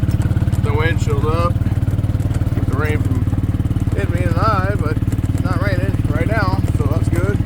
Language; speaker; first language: English; native; English